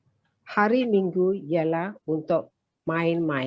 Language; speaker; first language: Indonesian; non-native, learner; Tamil